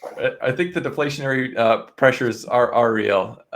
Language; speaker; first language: English; native; English